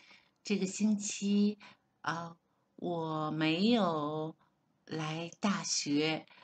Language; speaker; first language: Chinese; non-native, learner; Hebrew